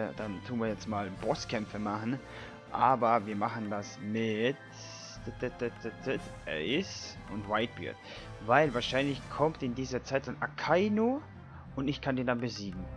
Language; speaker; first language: German; native; German